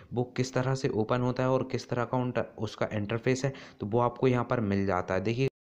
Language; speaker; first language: Hindi; native; Hindi